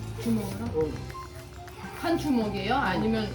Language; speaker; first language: Korean; non-native, learner; Russian